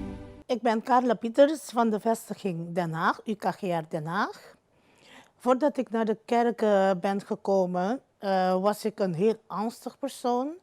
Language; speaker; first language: Dutch; non-native, local second language; Papiamento